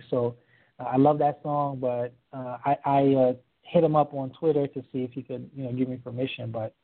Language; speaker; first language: English; early bilingual, other home language; Haitian Creole